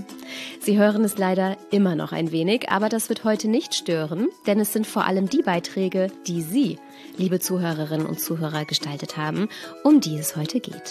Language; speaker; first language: German; native; German